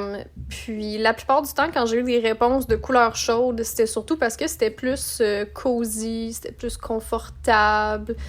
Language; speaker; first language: French; native; French